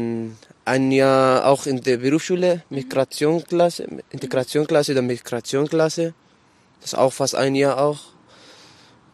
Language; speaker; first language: German; non-native, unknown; Arabic